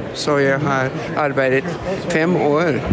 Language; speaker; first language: Norwegian; non-native, learner; English